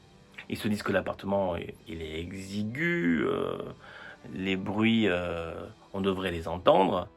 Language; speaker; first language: French; native; French